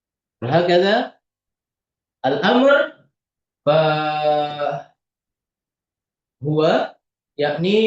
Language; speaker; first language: Arabic; non-native, fluent; Indonesian